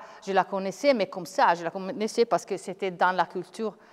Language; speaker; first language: French; non-native, fluent; Italian